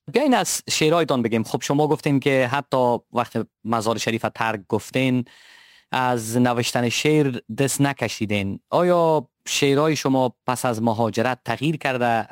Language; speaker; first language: Persian; native; Persian